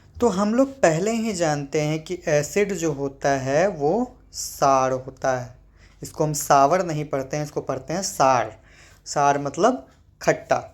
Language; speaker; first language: Hindi; native; Hindi